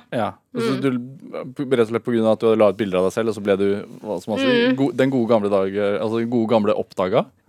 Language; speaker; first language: Norwegian; native; Norwegian